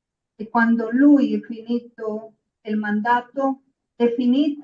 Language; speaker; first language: Italian; non-native, learner; Spanish